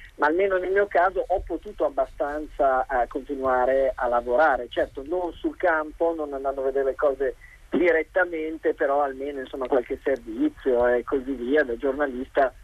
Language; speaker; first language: Italian; native; Italian